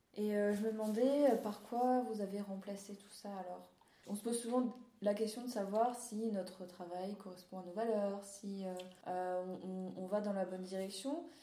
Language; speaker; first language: French; native; French